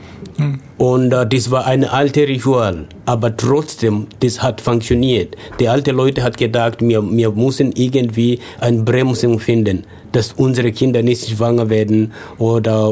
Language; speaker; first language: German; non-native, fluent; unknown